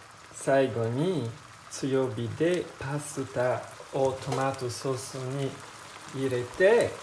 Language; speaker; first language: Japanese; non-native, learner; Italian